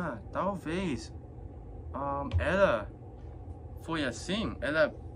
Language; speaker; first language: Portuguese; non-native, fluent; Korean